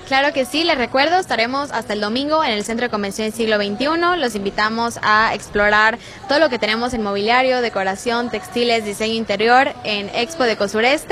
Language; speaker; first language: Spanish; native; Spanish